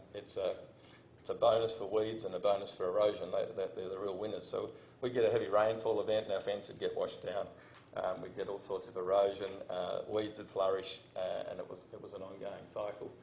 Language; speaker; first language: English; native; English